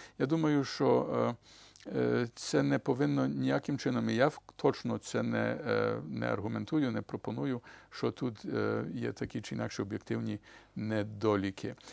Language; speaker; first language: Ukrainian; early bilingual, heritage; Ukrainian